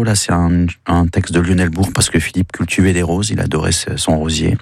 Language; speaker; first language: French; native; French